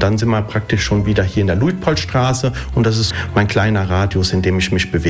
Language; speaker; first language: German; early bilingual, other home language; Italian